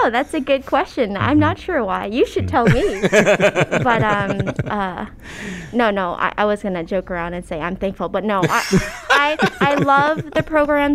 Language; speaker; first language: English; early bilingual, other home language; Cantonese